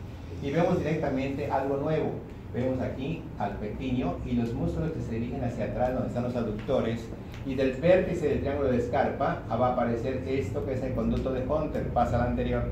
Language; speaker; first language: Spanish; native; Spanish